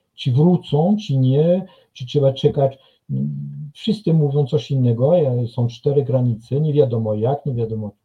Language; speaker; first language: Polish; non-native, fluent; French